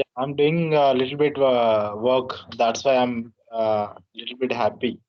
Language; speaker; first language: English; non-native, learner; Telugu